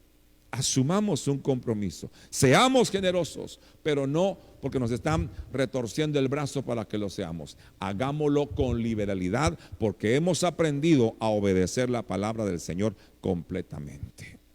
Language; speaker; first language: Spanish; native; Spanish